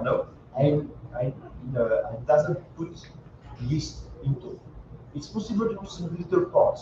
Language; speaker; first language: English; non-native, learner; French